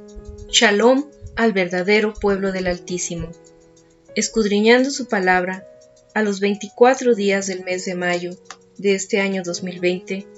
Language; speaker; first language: Spanish; native; Spanish